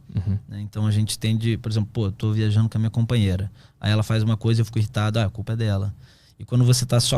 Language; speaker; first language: Portuguese; native; Portuguese